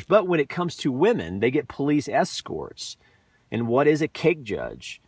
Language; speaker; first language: English; native; English